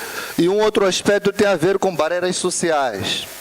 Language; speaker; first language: Portuguese; native; Portuguese